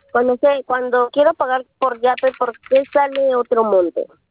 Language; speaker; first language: Spanish; native; Spanish